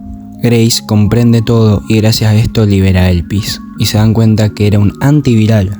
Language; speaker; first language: Spanish; native; Spanish